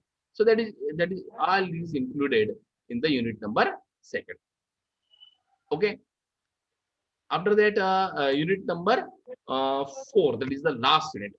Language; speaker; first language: English; non-native, local second language; Marathi